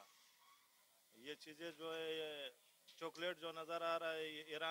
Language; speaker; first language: Hindi; non-native, local second language; Pashto